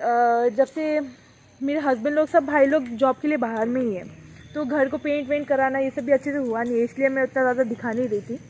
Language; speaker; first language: Hindi; native; Hindi